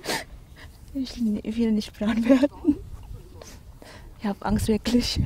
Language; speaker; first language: German; non-native, learner; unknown